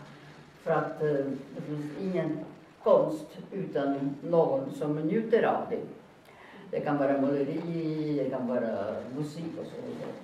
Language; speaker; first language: Swedish; non-native, fluent; Italian